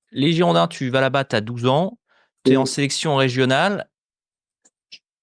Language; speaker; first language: French; native; French